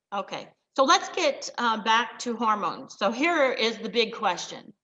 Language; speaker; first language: English; native; English